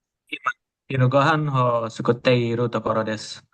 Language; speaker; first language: Japanese; non-native, learner; Indonesian